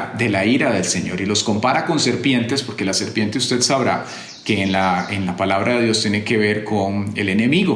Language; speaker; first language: Spanish; native; Spanish